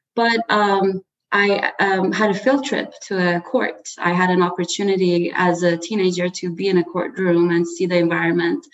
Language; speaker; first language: English; early bilingual, other home language; Persian